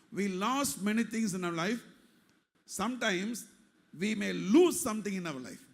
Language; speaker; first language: English; non-native, local second language; Tamil